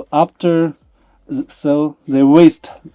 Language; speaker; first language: English; non-native, learner; Chinese